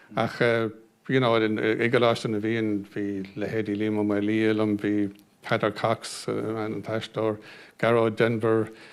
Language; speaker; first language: Irish; non-native, local second language; English